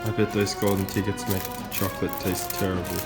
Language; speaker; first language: English; native; English